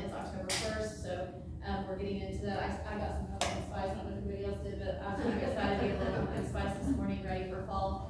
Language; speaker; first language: English; native; English